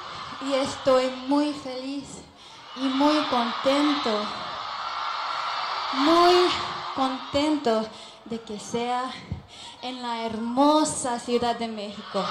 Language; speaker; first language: Spanish; non-native, learner; English